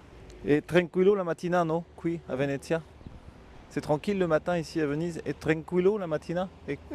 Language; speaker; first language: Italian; non-native, learner; French